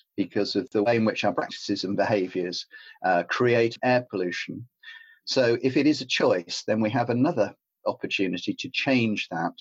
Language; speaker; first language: English; native; English